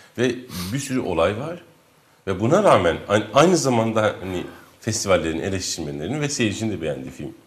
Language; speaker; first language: Turkish; non-native, local second language; Kurdish